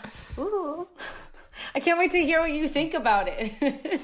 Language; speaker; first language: English; early bilingual, other home language; Spanish